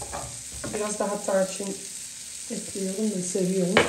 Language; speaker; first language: Turkish; early bilingual, heritage; Dutch